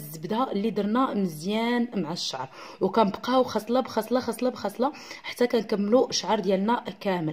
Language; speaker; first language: Arabic; native; Arabic